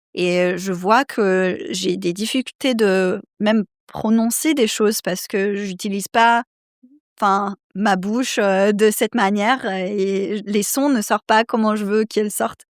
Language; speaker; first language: French; non-native, fluent; Serbian